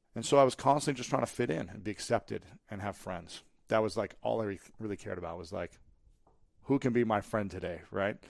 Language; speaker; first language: English; native; English